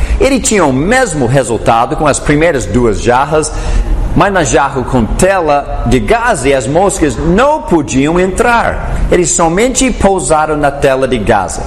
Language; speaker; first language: Portuguese; non-native, fluent; English